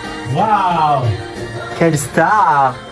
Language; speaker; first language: French; native; French